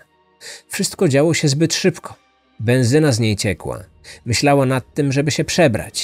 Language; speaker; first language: Polish; native; Polish